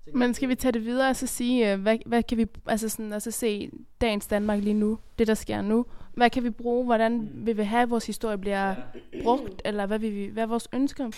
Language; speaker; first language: Danish; early bilingual, other home language; Persian